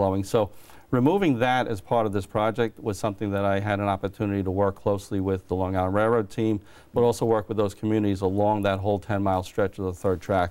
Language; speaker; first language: English; native; English